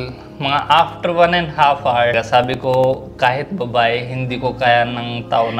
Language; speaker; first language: Filipino; non-native, learner; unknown